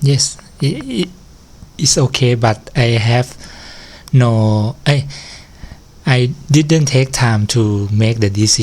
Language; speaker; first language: English; non-native, learner; Thai